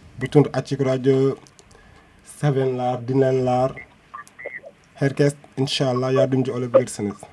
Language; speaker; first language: Turkish; non-native, learner; Wolof